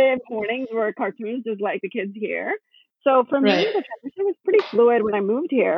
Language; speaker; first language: English; non-native, local second language; Gujarati